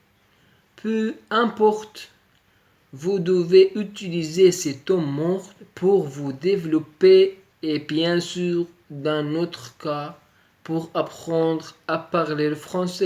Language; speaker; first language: French; native; French